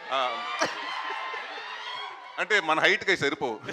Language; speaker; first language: Telugu; native; Telugu